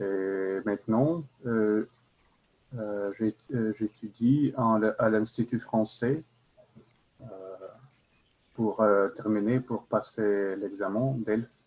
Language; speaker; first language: French; non-native, learner; Russian